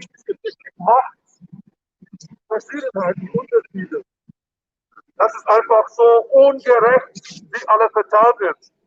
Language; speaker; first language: German; non-native, fluent; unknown